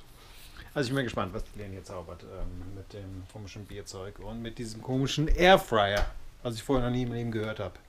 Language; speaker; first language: German; native; German